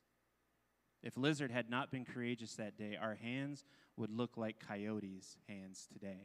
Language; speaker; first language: English; native; English